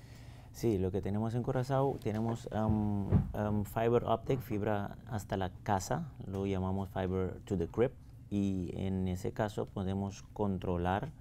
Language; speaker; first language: Spanish; non-native, fluent; Papiamento